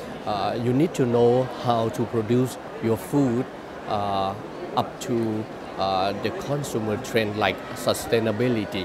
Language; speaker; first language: English; non-native, learner; Thai